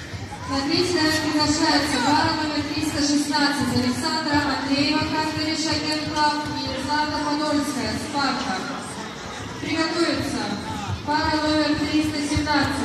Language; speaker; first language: Russian; native; Russian